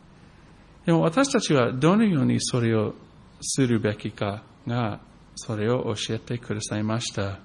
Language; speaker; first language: Japanese; non-native, fluent; English